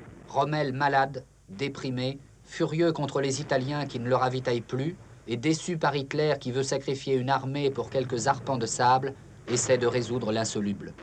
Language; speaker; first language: French; native; French